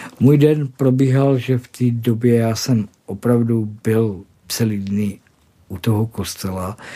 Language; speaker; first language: Czech; native; Czech